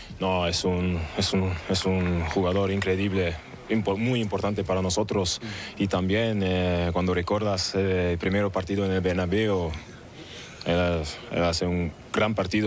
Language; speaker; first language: Spanish; non-native, learner; German